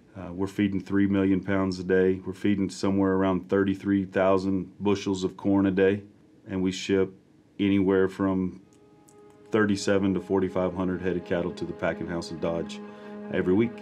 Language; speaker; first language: English; native; English